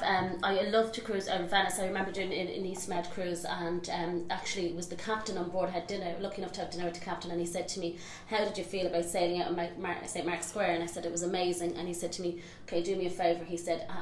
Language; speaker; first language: English; native; English